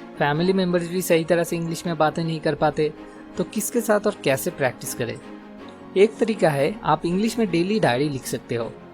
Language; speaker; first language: Hindi; native; Hindi